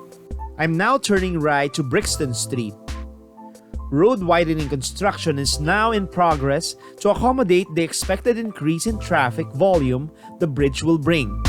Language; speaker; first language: English; non-native, local second language; Filipino